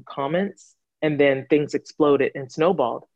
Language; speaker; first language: English; native; English